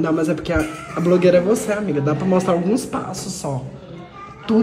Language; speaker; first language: Portuguese; native; Portuguese